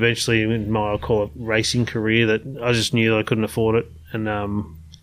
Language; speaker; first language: English; native; English